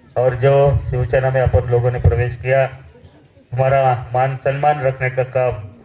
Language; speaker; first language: Hindi; non-native, local second language; Marathi